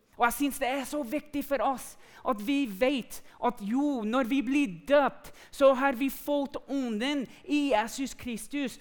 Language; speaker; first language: Norwegian; non-native, fluent; English